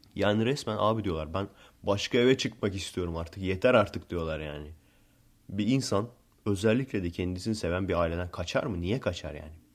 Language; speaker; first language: Turkish; early bilingual, heritage; Turkish